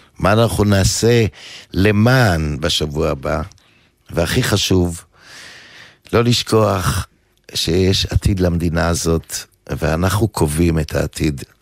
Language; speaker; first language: Hebrew; native; Hebrew